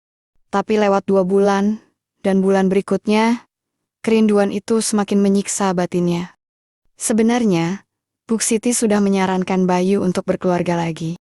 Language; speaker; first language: Indonesian; native; Indonesian